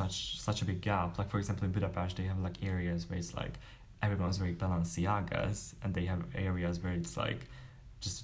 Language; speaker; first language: English; non-native, fluent; Hungarian